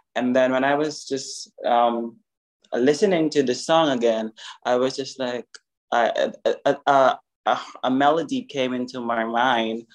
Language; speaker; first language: English; non-native, local second language; Filipino